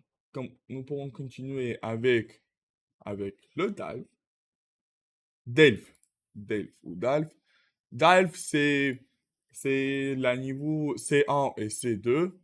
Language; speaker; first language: French; non-native, learner; Russian